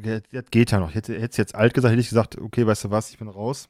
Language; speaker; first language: German; native; German